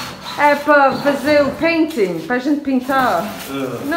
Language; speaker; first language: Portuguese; early bilingual, heritage; Portuguese